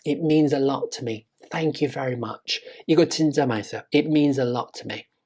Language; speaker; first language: English; non-native, fluent; Korean